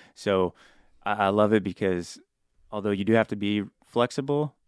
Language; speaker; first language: English; native; English